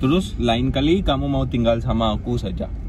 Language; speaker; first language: Indonesian; non-native, learner; Urdu